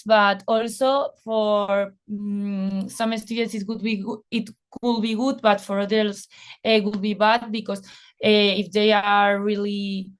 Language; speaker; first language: English; non-native, fluent; Spanish